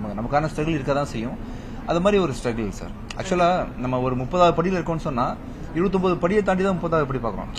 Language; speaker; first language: Tamil; native; Tamil